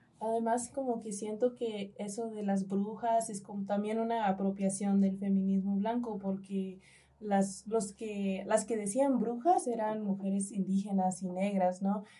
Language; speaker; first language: Spanish; early bilingual, heritage; Spanish